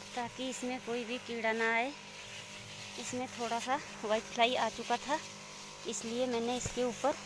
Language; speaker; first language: Hindi; native; Hindi